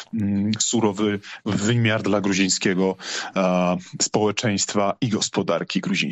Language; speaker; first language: Polish; non-native, fluent; Georgian